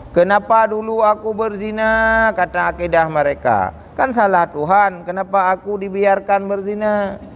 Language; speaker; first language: Malay; non-native, local second language; Achinese